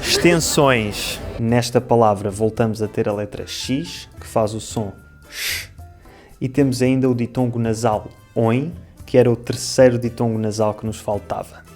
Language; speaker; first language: Portuguese; native; Portuguese